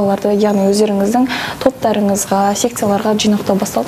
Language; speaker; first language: Kazakh; native; Kazakh